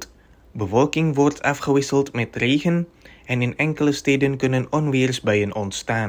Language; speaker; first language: Dutch; non-native, fluent; Indonesian